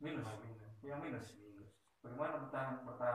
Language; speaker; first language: Indonesian; native; Indonesian